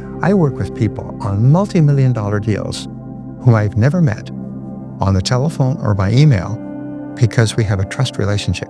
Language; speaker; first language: English; native; English